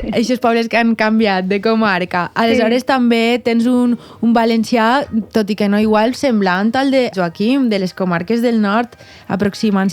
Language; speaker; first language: Catalan; native; Catalan